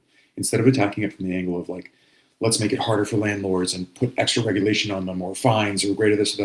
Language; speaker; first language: English; native; English